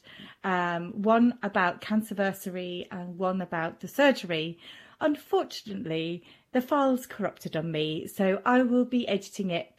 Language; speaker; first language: English; non-native, fluent; German